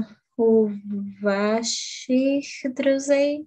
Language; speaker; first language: Russian; non-native, learner; Bulgarian